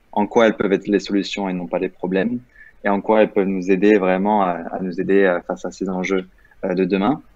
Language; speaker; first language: French; native; French